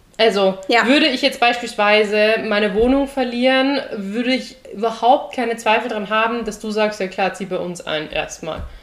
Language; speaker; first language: German; native; German